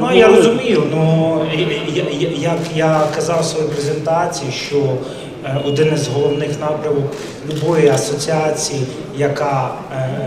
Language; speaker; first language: Ukrainian; non-native, local second language; Russian